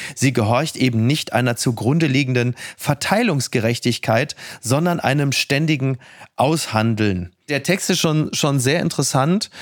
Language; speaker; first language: German; native; German